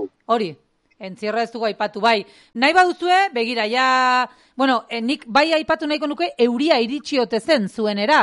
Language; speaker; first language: Basque; native; Basque